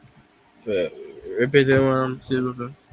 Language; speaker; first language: French; non-native, learner; English